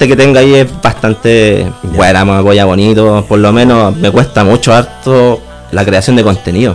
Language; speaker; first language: Spanish; native; Spanish